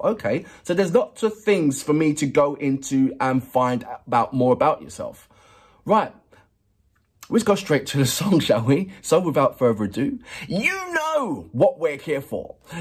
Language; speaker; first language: English; native; English